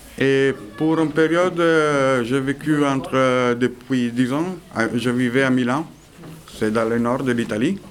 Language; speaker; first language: French; non-native, fluent; Italian